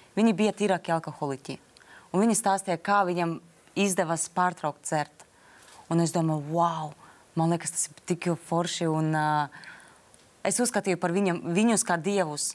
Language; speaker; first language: Latvian; non-native, local second language; Russian